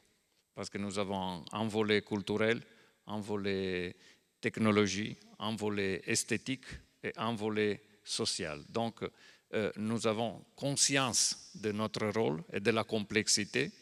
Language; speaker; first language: French; non-native, fluent; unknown